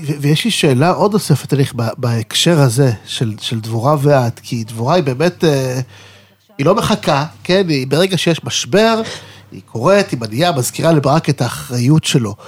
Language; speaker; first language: Hebrew; native; Hebrew